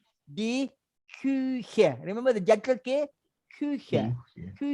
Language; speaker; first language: German; non-native, learner; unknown